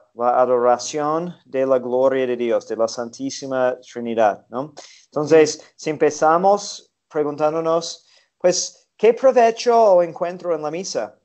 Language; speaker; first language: Spanish; non-native, fluent; English